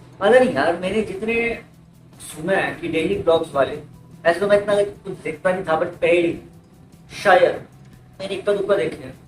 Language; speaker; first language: Hindi; native; Hindi